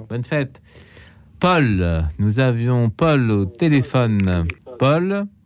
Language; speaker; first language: French; native; French